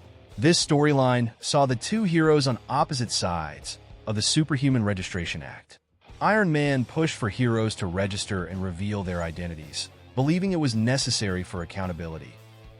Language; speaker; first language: English; native; English